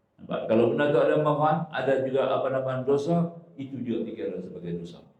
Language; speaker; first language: Malay; native; Malay